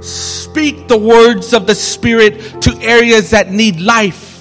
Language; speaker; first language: English; native; English